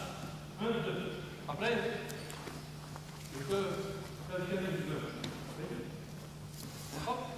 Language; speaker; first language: French; non-native, fluent; Romanian